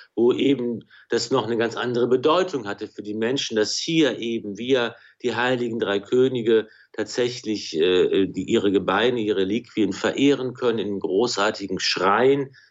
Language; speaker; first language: German; native; German